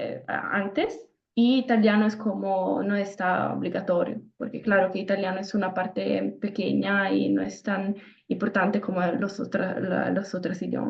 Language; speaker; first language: Spanish; non-native, fluent; Italian